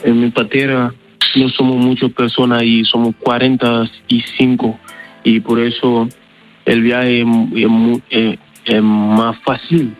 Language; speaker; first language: Spanish; non-native, learner; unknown